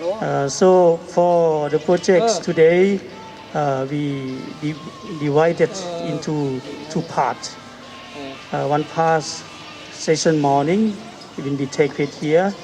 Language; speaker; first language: English; non-native, learner; Thai